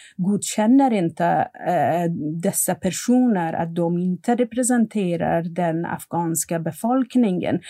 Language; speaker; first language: Swedish; non-native, fluent; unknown